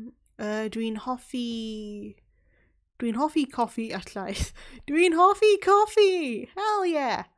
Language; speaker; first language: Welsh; non-native, learner; English